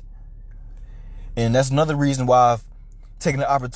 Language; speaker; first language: English; native; English